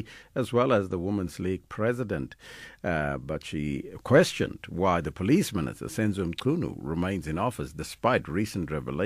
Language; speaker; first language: English; non-native, local second language; Tswana